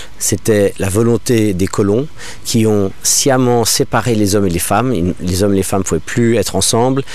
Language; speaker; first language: French; non-native, local second language; English